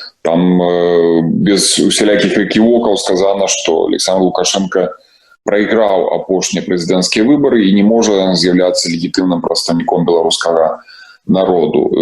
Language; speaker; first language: Belarusian; non-native, local second language; Russian